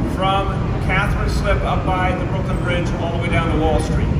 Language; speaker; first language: English; native; English